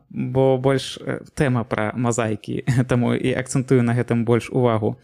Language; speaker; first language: Belarusian; native; Belarusian